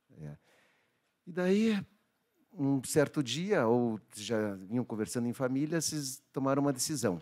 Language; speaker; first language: Portuguese; native; Portuguese